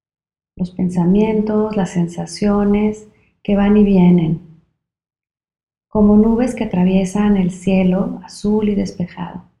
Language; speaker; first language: Spanish; native; Spanish